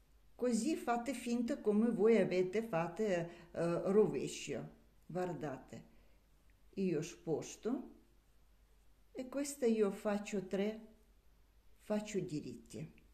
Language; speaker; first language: Italian; non-native, learner; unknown